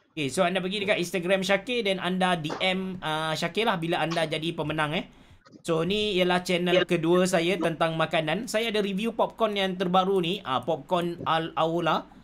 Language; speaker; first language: Malay; native; Malay